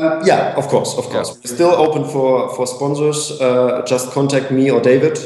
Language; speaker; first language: English; non-native, fluent; German